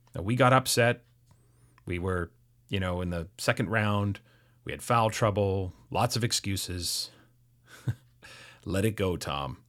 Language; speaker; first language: English; native; English